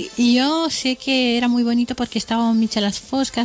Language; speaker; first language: Spanish; native; Spanish